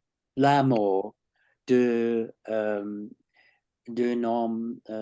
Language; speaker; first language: French; non-native, fluent; English